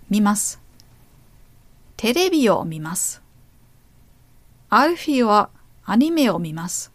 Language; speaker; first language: Japanese; non-native, learner; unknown